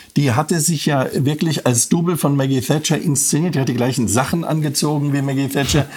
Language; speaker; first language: German; native; German